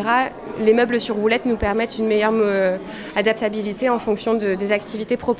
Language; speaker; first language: French; native; French